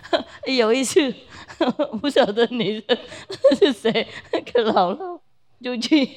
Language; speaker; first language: Chinese; non-native, fluent; Vietnamese